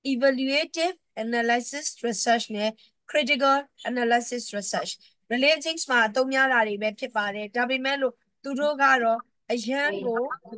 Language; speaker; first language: Burmese; native; Burmese